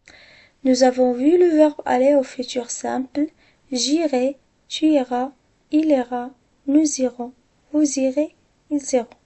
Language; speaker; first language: French; non-native, local second language; Arabic